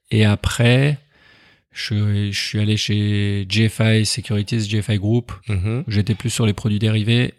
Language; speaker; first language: French; early bilingual, other home language; Persian